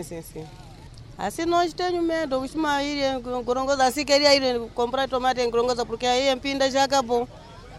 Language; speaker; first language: Portuguese; non-native, local second language; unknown